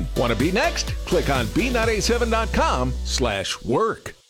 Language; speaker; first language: English; native; English